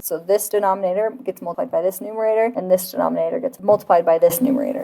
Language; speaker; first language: English; native; English